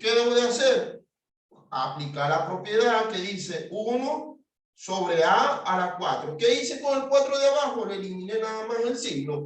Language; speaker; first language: Spanish; native; Spanish